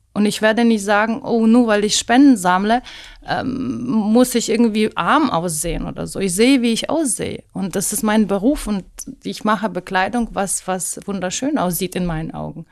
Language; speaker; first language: German; non-native, fluent; Ukrainian